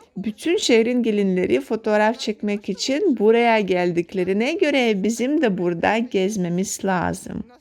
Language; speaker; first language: Turkish; non-native, fluent; Russian